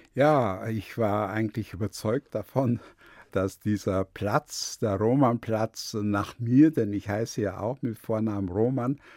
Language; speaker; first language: German; early bilingual, other home language; Yiddish